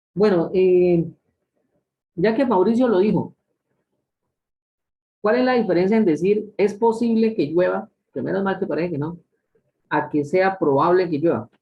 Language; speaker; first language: Spanish; native; Spanish